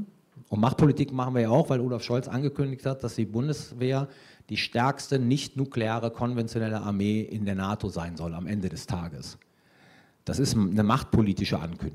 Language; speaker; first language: German; native; German